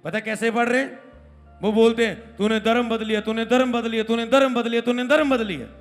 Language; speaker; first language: Hindi; non-native, local second language; Punjabi